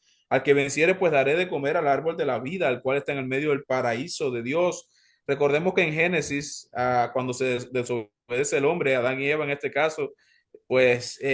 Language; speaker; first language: Spanish; native; Spanish